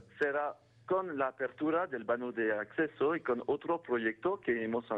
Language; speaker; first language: Spanish; non-native, fluent; French